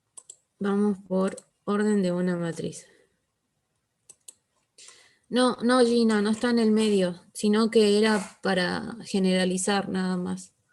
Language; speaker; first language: Spanish; native; Spanish